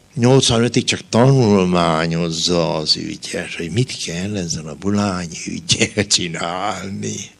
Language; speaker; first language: Hungarian; native; Hungarian